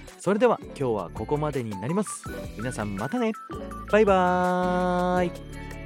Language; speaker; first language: Japanese; native; Japanese